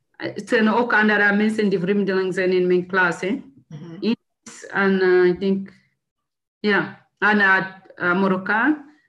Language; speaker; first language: Dutch; non-native, learner; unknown